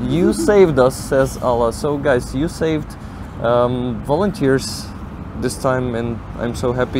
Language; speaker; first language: English; non-native, fluent; Ukrainian